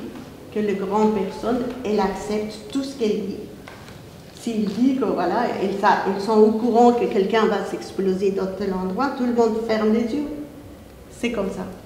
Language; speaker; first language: French; non-native, fluent; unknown